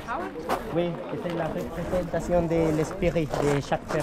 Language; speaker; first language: French; non-native, learner; Spanish